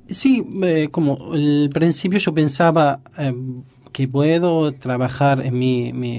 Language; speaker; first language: Spanish; non-native, learner; Arabic